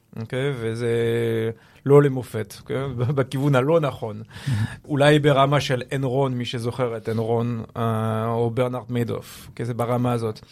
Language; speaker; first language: Hebrew; non-native, fluent; French